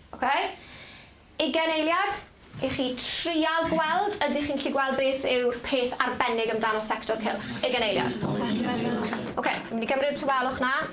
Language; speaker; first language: Welsh; native; Welsh